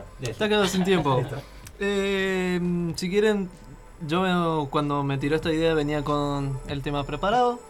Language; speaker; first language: Spanish; native; Spanish